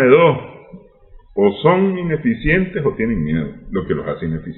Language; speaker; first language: Spanish; native; Spanish